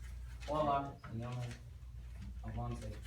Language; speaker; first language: Spanish; non-native, learner; English